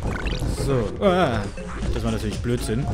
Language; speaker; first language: German; native; German